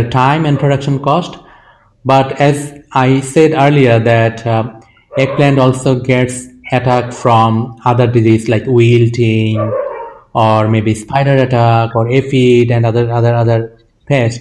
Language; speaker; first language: English; non-native, local second language; Bangla